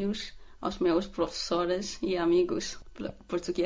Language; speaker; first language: Portuguese; non-native, learner; Chinese